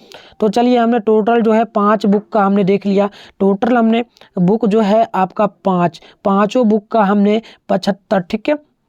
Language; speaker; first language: Hindi; native; Hindi